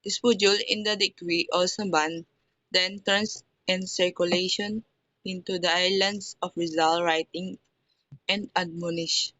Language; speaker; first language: English; non-native, local second language; Filipino